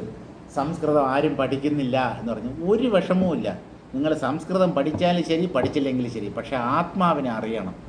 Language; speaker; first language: Malayalam; native; Malayalam